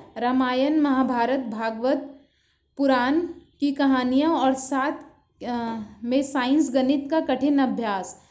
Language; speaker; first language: Hindi; native; Hindi